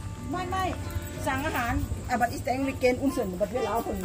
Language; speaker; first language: German; non-native, learner; Thai